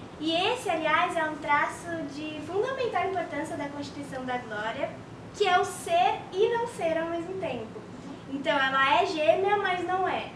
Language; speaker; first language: Portuguese; native; Portuguese